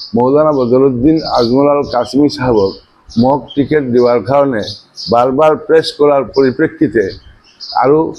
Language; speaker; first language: Assamese; non-native, local second language; Bangla